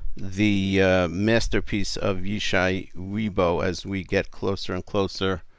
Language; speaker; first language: English; native; English